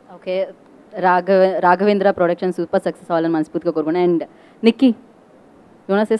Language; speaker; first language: Telugu; native; Telugu